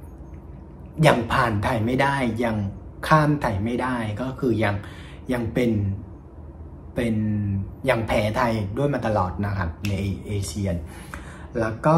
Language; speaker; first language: Thai; non-native, fluent; Vietnamese